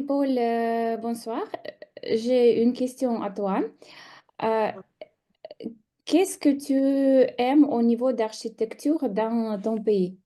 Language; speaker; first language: French; non-native, fluent; Russian